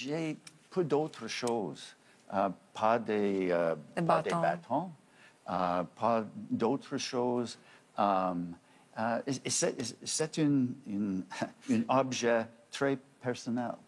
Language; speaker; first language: French; non-native, fluent; English